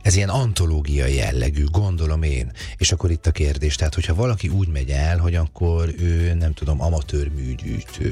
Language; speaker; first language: Hungarian; native; Hungarian